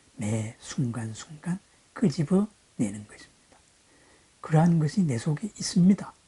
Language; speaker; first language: Korean; native; Korean